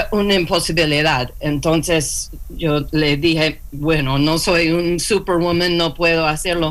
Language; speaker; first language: Spanish; non-native, learner; English